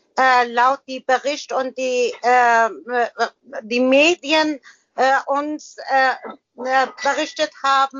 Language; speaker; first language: German; non-native, learner; Persian